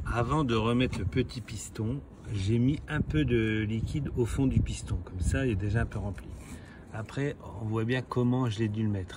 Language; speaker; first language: French; native; French